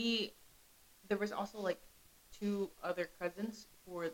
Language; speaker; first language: English; early bilingual, other home language; Spanish